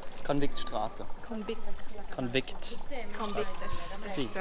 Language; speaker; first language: Spanish; non-native, fluent; German